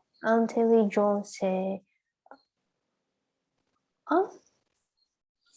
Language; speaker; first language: French; non-native, learner; Chinese